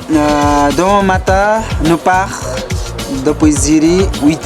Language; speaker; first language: French; non-native, learner; Sherpa